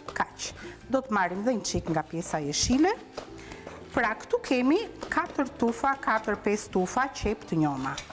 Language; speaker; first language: Albanian; native; Albanian